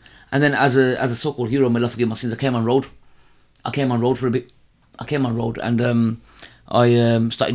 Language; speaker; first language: English; native; English